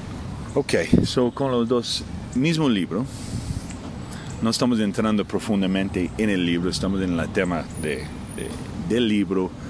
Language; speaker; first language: Spanish; non-native, fluent; English